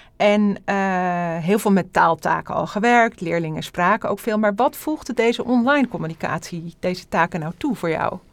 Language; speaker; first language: Dutch; native; Dutch